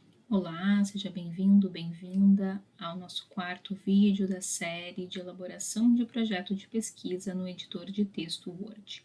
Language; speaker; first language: Portuguese; native; Portuguese